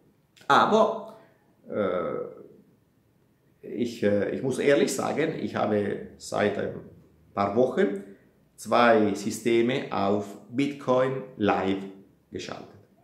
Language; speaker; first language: German; non-native, fluent; Italian